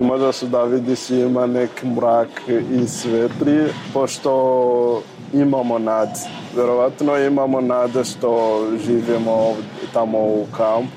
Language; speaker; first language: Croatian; non-native, learner; Rundi